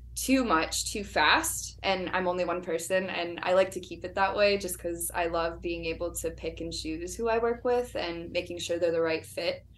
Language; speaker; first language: English; native; English